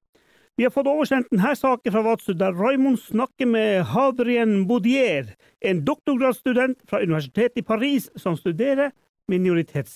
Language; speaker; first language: Norwegian; native; Norwegian